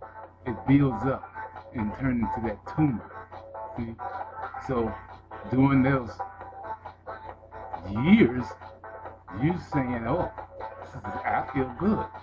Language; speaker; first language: English; native; English